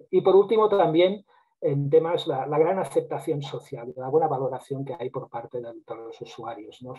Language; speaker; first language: Spanish; native; Spanish